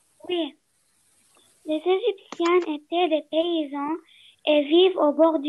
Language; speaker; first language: French; non-native, learner; Arabic